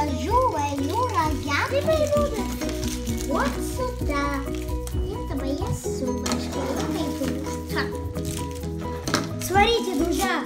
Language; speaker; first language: Russian; early bilingual, heritage; Russian